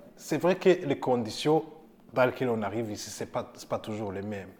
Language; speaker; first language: French; non-native, local second language; Rundi